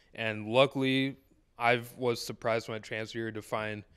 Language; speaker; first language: English; native; English